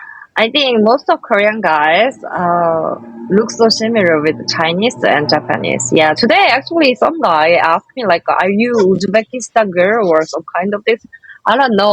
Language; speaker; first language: English; non-native, learner; Korean